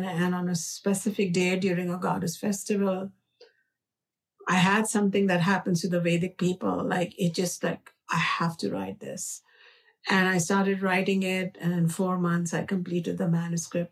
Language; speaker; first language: English; non-native, local second language; Hindi